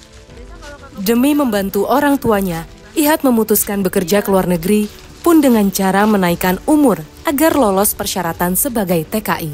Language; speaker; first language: Indonesian; native; Indonesian